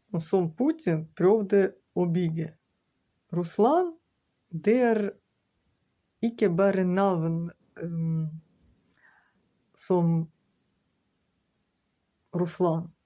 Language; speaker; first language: Norwegian; non-native, learner; Ukrainian